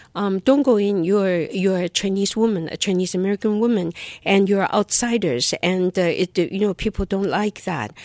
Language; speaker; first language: English; non-native, fluent; Chinese